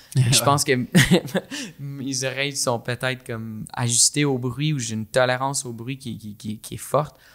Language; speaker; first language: French; native; French